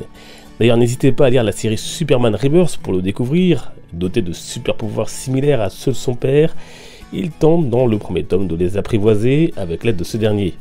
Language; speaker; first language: French; native; French